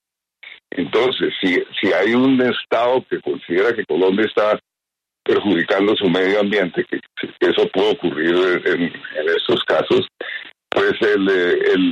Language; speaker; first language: Spanish; native; Spanish